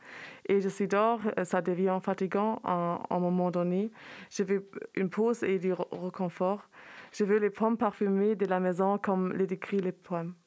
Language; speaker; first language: French; non-native, fluent; German